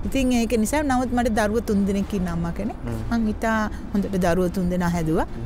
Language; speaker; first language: Sinhala; non-native, local second language; Tamil